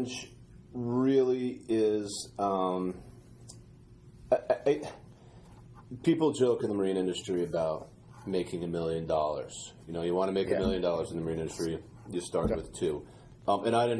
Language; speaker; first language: English; native; English